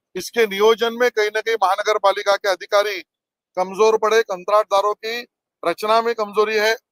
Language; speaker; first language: Hindi; non-native, local second language; Marathi